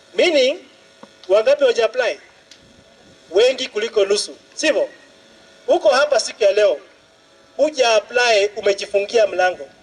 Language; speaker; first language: Swahili; non-native, local second language; Luo (Kenya and Tanzania)